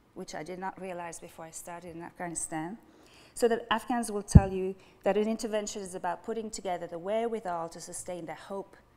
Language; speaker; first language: English; non-native, fluent; French